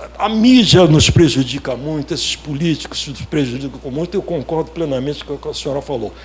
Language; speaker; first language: Portuguese; early bilingual, other home language; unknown